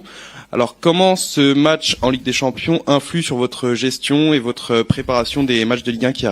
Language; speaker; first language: French; native; French